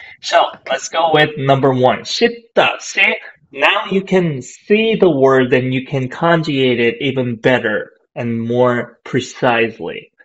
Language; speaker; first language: English; non-native, fluent; Korean